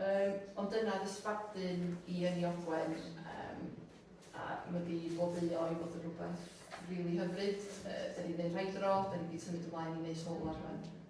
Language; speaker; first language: Welsh; native; Welsh